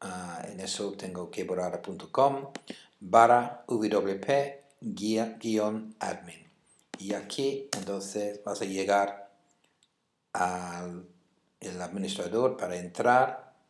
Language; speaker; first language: Spanish; non-native, fluent; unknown